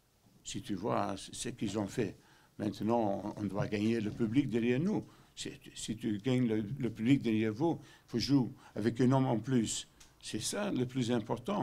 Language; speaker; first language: French; non-native, learner; Dutch